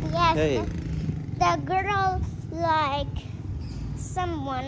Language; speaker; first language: English; non-native, learner; Persian